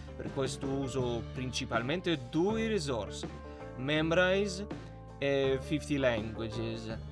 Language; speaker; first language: Italian; non-native, learner; Russian